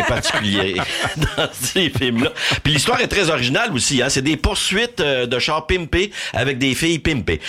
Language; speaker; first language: French; native; French